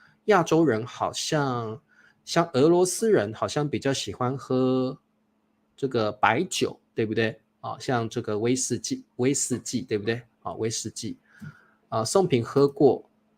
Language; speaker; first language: Chinese; native; Chinese